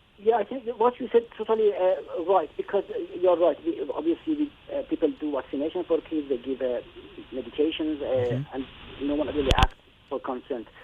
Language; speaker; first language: English; non-native, fluent; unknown